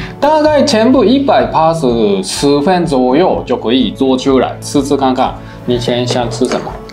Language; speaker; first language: Chinese; non-native, fluent; Japanese